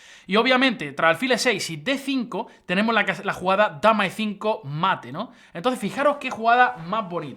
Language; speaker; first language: Spanish; native; Spanish